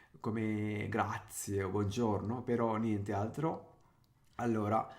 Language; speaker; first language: Italian; non-native, fluent; Sinhala